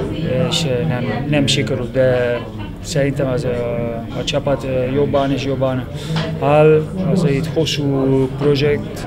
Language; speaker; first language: Hungarian; non-native, learner; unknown